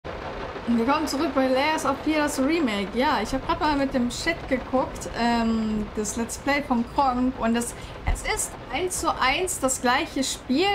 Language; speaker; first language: German; native; German